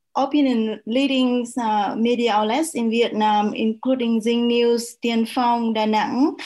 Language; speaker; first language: English; non-native, fluent; Vietnamese